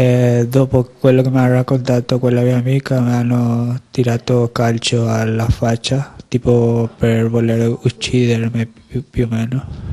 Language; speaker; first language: Italian; early bilingual, other home language; Spanish